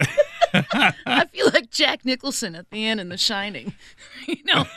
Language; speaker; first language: English; native; English